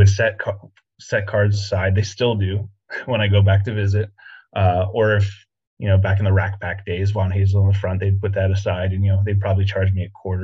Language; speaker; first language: English; native; English